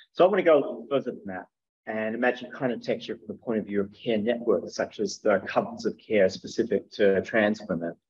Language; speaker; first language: English; native; English